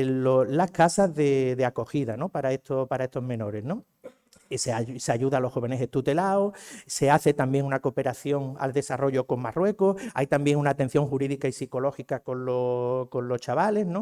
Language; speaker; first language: Spanish; native; Spanish